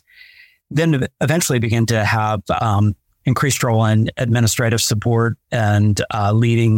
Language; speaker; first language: English; native; English